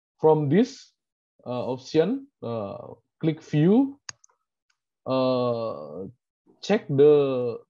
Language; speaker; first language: English; non-native, learner; Indonesian